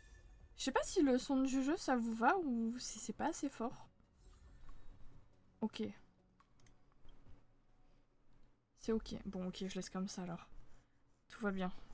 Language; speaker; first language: French; native; French